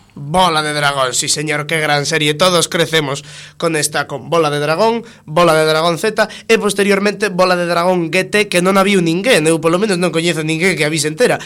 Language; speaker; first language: Galician; non-native, local second language; Spanish